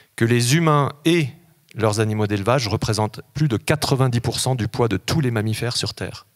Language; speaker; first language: French; native; French